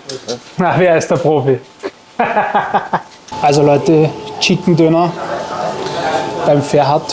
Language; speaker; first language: German; native; German